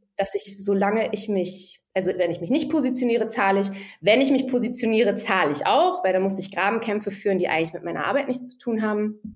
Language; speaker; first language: German; native; German